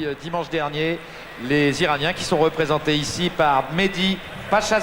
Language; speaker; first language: French; native; French